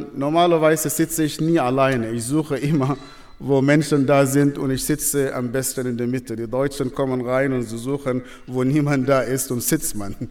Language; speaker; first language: German; non-native, fluent; Arabic